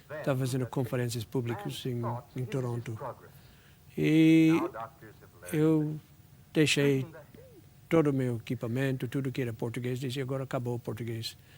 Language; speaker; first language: Portuguese; non-native, fluent; English